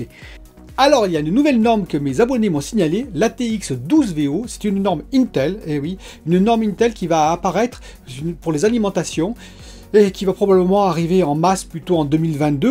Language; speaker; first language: French; native; French